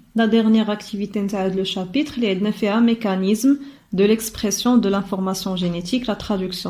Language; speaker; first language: French; non-native, local second language; Arabic